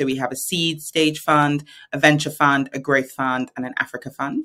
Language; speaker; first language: English; native; English